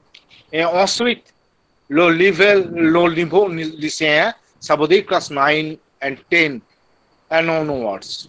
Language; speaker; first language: French; non-native, fluent; Bangla